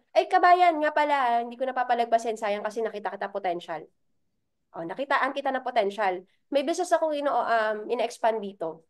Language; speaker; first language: Filipino; native; Filipino